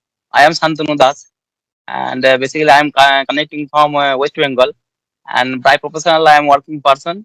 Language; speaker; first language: English; non-native, learner; Bangla